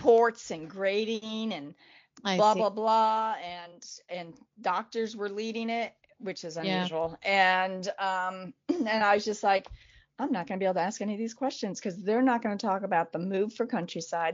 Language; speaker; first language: English; native; English